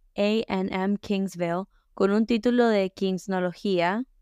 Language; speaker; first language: Spanish; early bilingual, heritage; Spanish